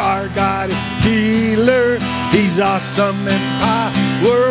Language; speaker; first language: English; early bilingual, other home language; Spanish